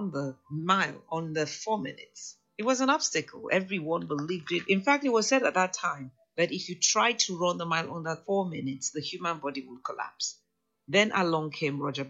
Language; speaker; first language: English; non-native, local second language; Yoruba